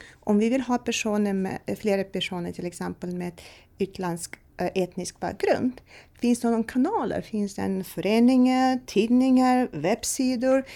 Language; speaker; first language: Swedish; non-native, fluent; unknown